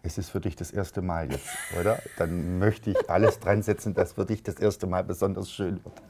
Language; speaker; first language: German; native; German